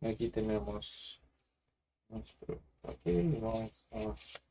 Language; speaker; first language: Spanish; non-native, fluent; Russian